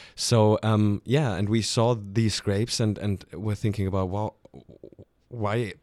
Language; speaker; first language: English; non-native, fluent; German